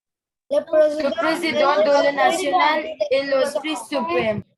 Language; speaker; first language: French; non-native, learner; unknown